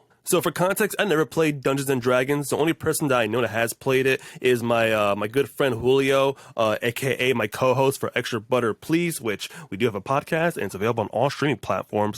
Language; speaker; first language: English; native; English